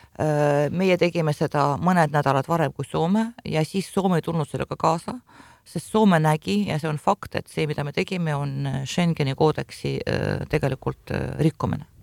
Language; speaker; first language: Estonian; non-native, local second language; Russian